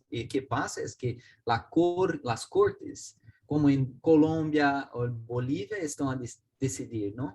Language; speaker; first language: Spanish; non-native, learner; Portuguese